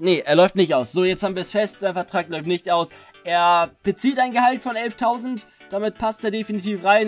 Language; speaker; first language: German; native; German